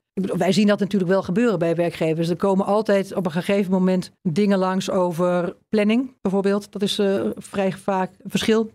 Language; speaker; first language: Dutch; native; Dutch